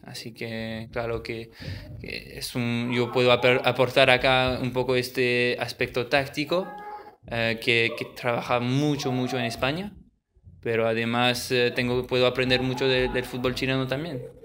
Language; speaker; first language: Spanish; early bilingual, heritage; French